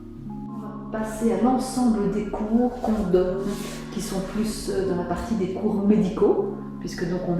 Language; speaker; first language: French; native; French